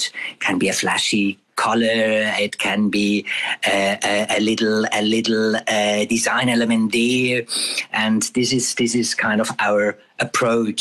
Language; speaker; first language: English; non-native, fluent; German